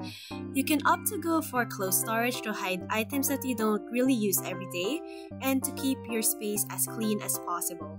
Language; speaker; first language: English; non-native, local second language; Filipino